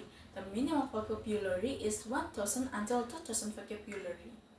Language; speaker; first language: English; non-native, fluent; Indonesian